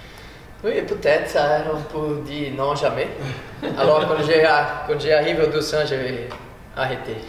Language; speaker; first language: French; non-native, fluent; Portuguese